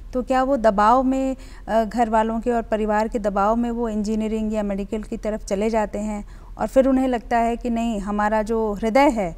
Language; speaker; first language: Hindi; non-native, local second language; Telugu